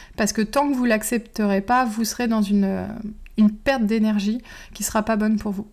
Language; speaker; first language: French; native; French